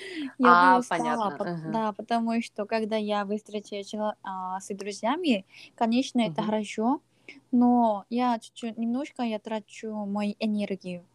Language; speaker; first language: Russian; non-native, learner; Korean